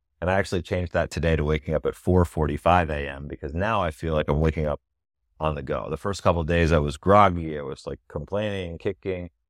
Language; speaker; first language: English; native; English